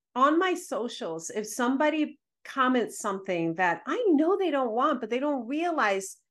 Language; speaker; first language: English; early bilingual, other home language; Spanish